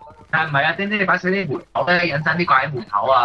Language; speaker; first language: Chinese; native; Chinese